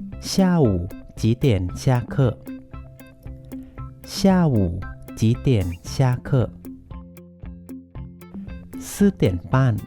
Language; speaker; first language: Chinese; non-native, fluent; Thai